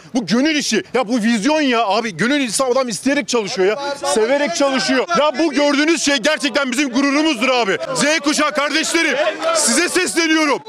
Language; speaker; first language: Turkish; native; Turkish